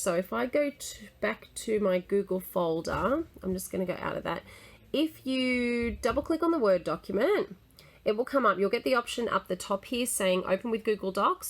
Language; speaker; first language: English; native; English